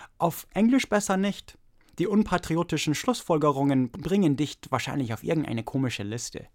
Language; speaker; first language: German; early bilingual, other home language; English